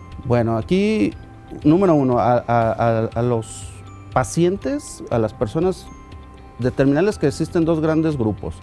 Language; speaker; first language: Spanish; native; Spanish